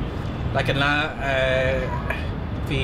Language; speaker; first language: Arabic; non-native, learner; English